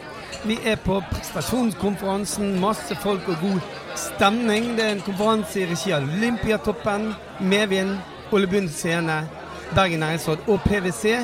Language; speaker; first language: Norwegian; native; Norwegian